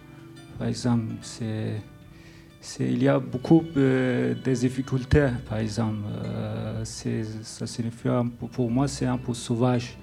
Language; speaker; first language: French; non-native, learner; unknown